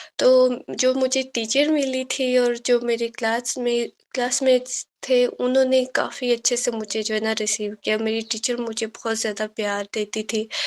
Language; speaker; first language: Urdu; native; Urdu